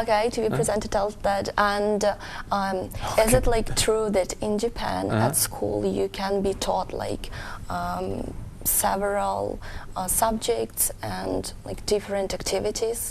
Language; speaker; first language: English; non-native, fluent; Ukrainian